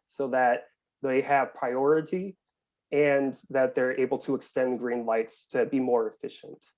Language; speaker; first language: English; native; English